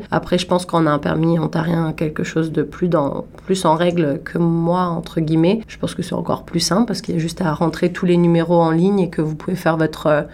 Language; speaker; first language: French; native; French